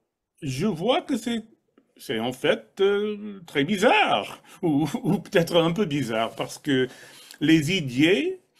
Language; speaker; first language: French; non-native, fluent; English